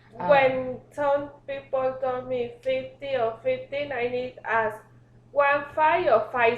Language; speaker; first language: English; non-native, learner; Spanish